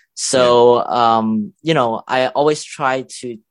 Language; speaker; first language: English; non-native, local second language; Cantonese